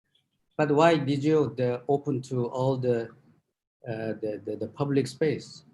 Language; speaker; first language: English; non-native, fluent; Korean